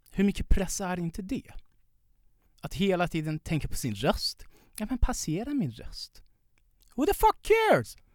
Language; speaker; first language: Swedish; non-native, fluent; Persian